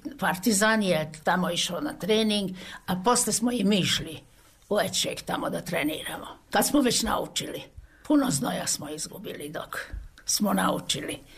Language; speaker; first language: Serbian; native; Serbian